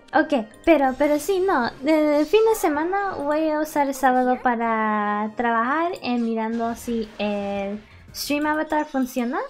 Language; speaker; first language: Spanish; early bilingual, heritage; Spanish